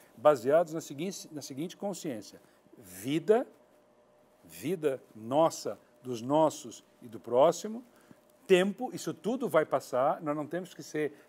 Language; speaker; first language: Portuguese; native; Portuguese